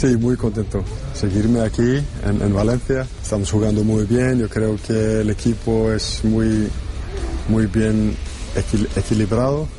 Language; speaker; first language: Spanish; non-native, learner; English